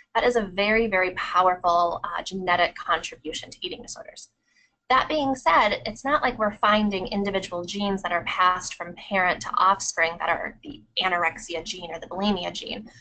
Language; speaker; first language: English; native; English